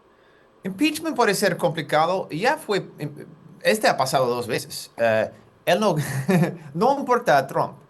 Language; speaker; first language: Spanish; non-native, fluent; English